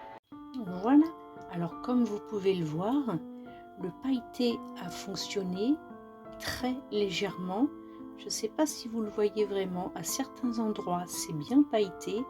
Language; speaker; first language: French; native; French